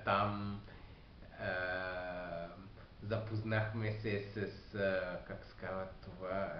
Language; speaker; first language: Bulgarian; non-native, learner; French